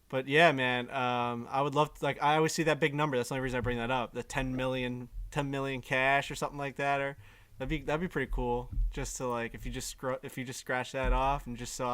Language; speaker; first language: English; native; English